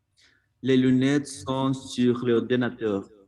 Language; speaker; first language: French; non-native, learner; Spanish